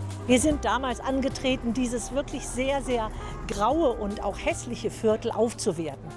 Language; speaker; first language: German; native; German